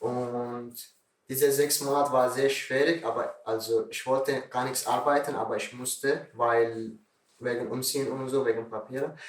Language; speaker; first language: German; non-native, learner; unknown